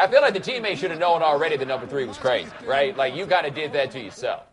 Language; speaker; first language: English; native; English